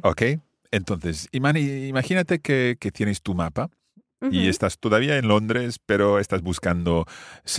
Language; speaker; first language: Spanish; non-native, fluent; English